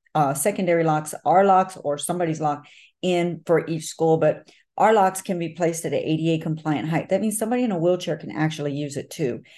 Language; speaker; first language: English; native; English